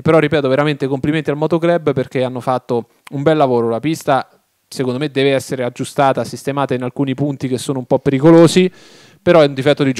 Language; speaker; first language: Italian; native; Italian